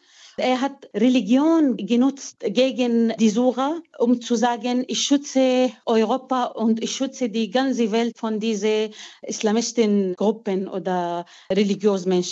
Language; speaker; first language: German; non-native, fluent; Arabic